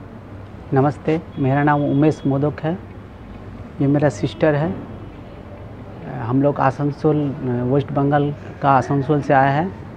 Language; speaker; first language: Hindi; non-native, local second language; Bangla